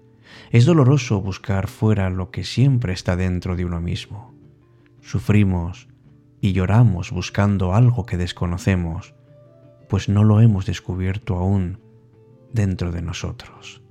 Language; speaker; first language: Spanish; native; Spanish